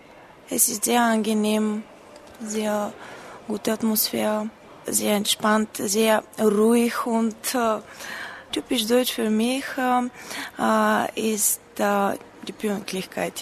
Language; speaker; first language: German; non-native, learner; Bulgarian